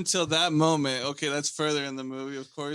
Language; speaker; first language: English; native; English